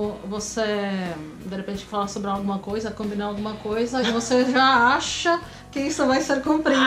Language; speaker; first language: Portuguese; non-native, fluent; Czech